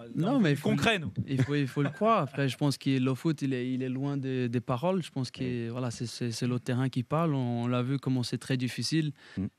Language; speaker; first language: French; non-native, fluent; Portuguese